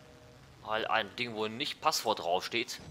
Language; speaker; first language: German; native; German